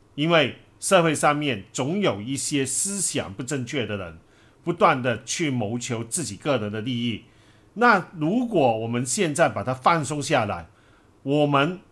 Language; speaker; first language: Chinese; non-native, local second language; Cantonese